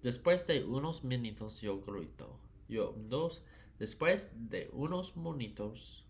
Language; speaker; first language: Spanish; non-native, learner; English